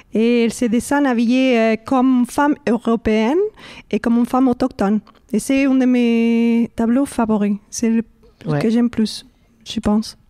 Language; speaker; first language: French; non-native, learner; Spanish